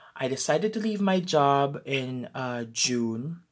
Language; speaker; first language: English; non-native, local second language; Filipino